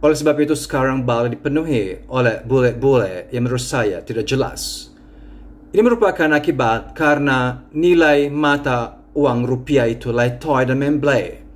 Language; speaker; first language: Indonesian; non-native, fluent; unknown